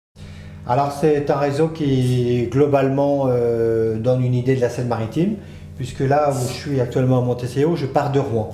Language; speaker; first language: French; native; French